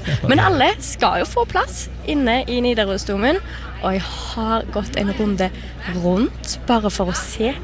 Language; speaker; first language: Norwegian; native; Norwegian